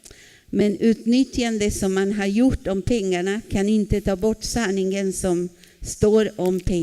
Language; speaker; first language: Swedish; non-native, fluent; Spanish